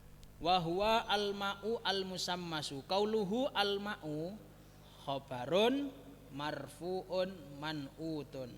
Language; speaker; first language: Arabic; non-native, fluent; Javanese